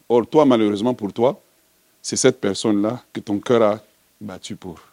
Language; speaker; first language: French; non-native, local second language; Lingala